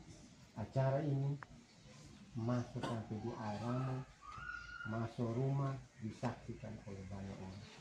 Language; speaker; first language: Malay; non-native, local second language; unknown